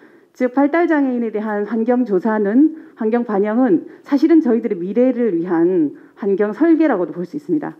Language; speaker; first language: Korean; native; Korean